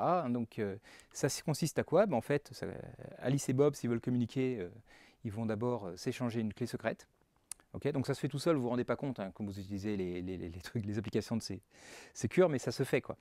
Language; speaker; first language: French; native; French